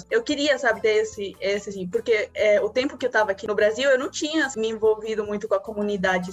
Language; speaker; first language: Portuguese; early bilingual, other home language; Spanish